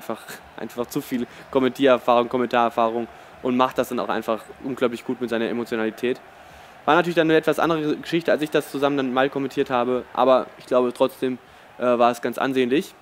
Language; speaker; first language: German; native; German